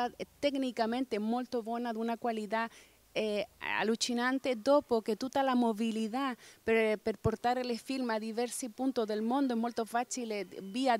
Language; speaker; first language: Italian; non-native, fluent; Spanish